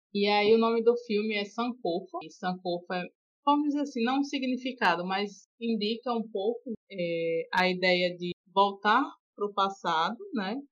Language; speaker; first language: Portuguese; native; Portuguese